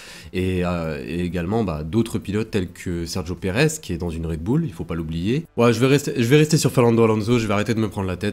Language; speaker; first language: French; native; French